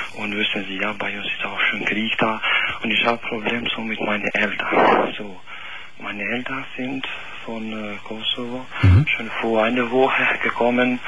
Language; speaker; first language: German; non-native, learner; Albanian